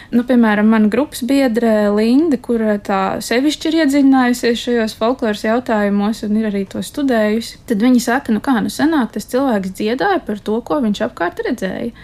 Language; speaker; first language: Latvian; native; Latvian